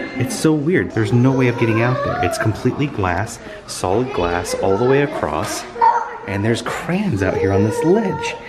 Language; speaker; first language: English; native; English